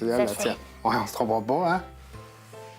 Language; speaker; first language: French; native; French